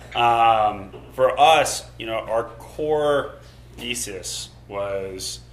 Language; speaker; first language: English; native; English